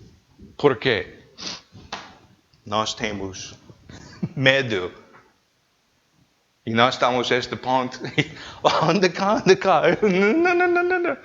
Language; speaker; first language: Portuguese; non-native, learner; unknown